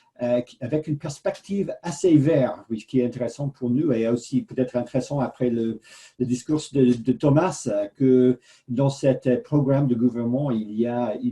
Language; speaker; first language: French; non-native, fluent; English